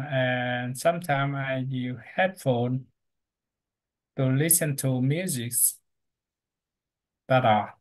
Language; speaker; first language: English; non-native, learner; Vietnamese